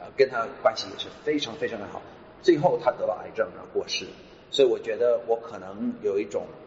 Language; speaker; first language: Chinese; non-native, fluent; English